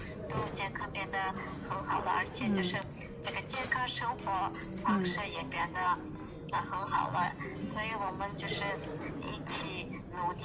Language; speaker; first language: Chinese; non-native, fluent; Mongolian